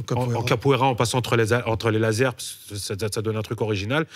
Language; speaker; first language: French; native; French